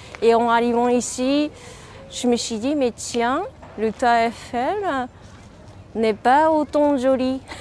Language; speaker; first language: French; non-native, fluent; Japanese